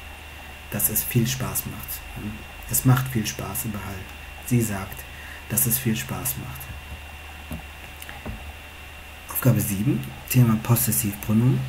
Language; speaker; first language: German; non-native, fluent; Tigrinya